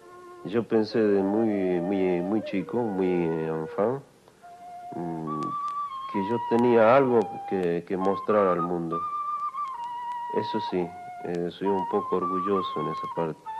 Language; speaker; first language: Spanish; non-native, local second language; Quechua